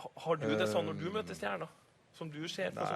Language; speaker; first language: Norwegian; native; Norwegian